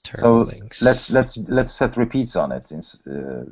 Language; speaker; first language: English; early bilingual, other home language; Polish